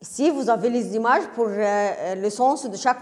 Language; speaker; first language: French; non-native, local second language; Arabic